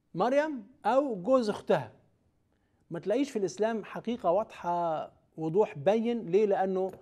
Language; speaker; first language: Arabic; native; Arabic